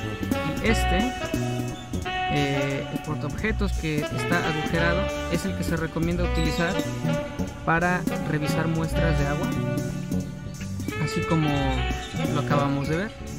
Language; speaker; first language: Spanish; native; Spanish